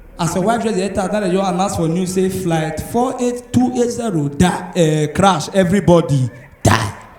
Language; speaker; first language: Nigerian Pidgin; native; Nigerian Pidgin